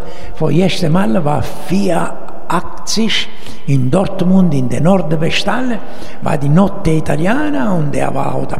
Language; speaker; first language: German; non-native, learner; Italian